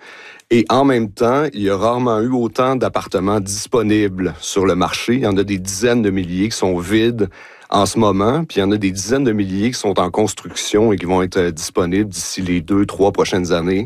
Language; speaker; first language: French; native; French